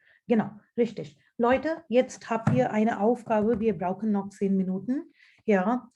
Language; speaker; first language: German; non-native, fluent; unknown